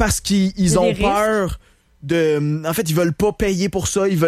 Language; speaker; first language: French; native; French